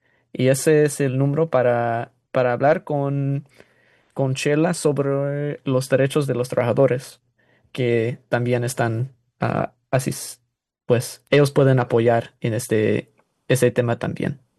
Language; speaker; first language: Spanish; non-native, learner; English